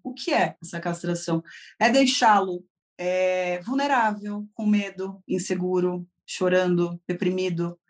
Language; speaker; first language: Portuguese; native; Portuguese